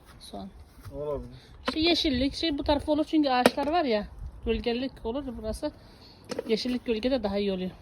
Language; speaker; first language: Turkish; native; Turkish